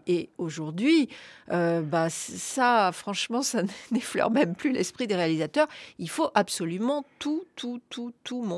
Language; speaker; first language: French; native; French